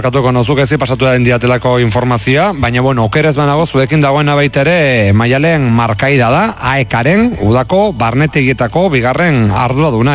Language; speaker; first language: Basque; native; Basque